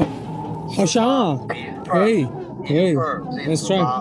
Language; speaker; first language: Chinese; non-native, learner; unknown